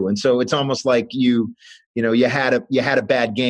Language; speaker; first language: English; native; English